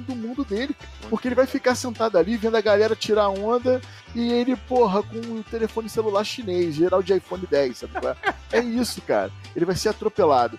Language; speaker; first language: Portuguese; native; Portuguese